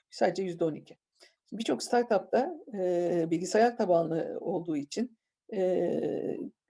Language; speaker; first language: Turkish; native; Turkish